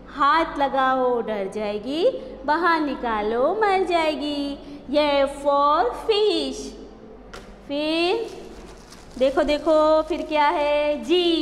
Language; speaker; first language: Hindi; non-native, local second language; Gujarati